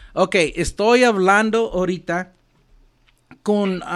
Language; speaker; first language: Spanish; early bilingual, heritage; Spanish